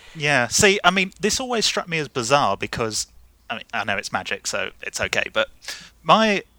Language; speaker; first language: English; native; English